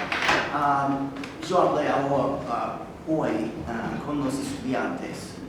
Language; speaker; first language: Spanish; non-native, fluent; English